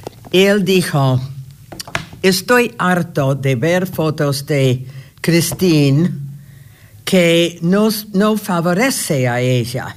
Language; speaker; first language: Spanish; non-native, fluent; English